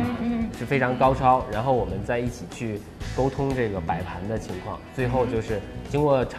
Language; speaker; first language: Chinese; native; Chinese